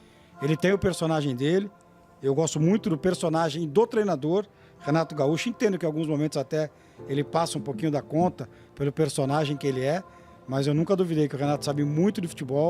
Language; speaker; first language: Portuguese; native; Portuguese